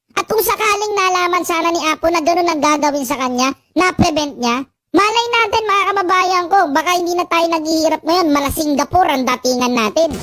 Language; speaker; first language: Filipino; native; Filipino